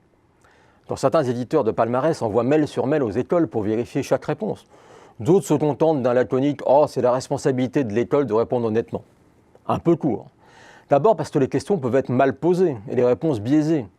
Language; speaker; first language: French; native; French